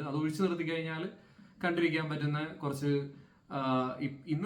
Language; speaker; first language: Malayalam; native; Malayalam